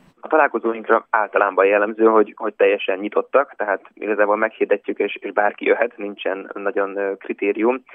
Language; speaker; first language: Hungarian; native; Hungarian